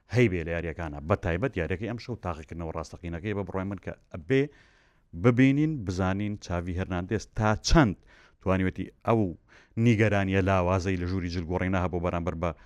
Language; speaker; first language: Central Kurdish; native; Central Kurdish